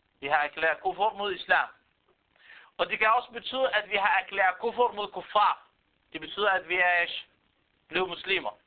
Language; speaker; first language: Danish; non-native, fluent; Arabic